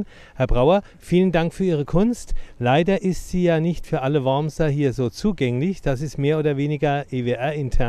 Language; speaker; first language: German; native; German